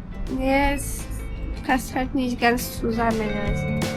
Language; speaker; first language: German; non-native, fluent; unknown